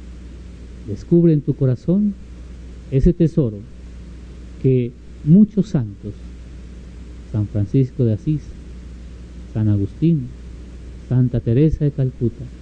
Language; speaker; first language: Spanish; native; Spanish